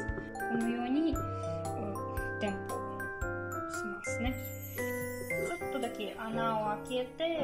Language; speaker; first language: Japanese; non-native, fluent; Russian